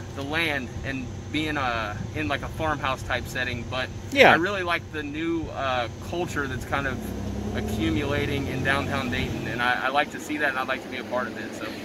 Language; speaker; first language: English; native; English